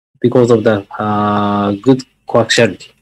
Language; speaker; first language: English; non-native, learner; Japanese